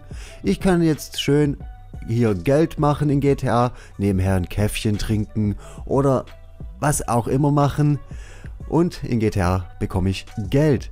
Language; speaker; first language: German; native; German